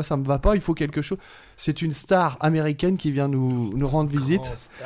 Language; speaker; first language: French; native; French